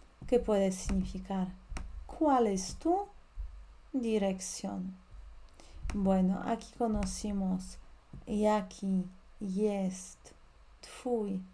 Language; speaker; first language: Spanish; non-native, fluent; Polish